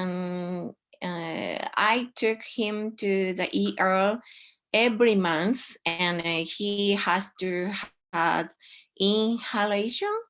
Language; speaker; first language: English; non-native, learner; Japanese